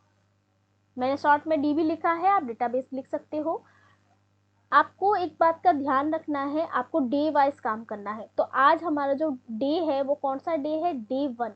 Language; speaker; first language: Hindi; native; Hindi